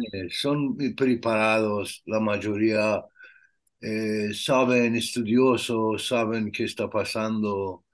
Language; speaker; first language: Spanish; non-native, learner; Persian